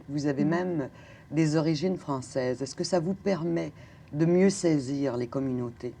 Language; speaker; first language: French; native; French